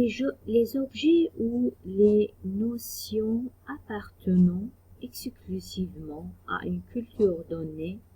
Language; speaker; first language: French; non-native, fluent; Arabic